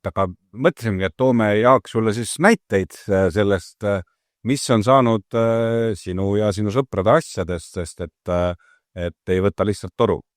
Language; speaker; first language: Estonian; native; Estonian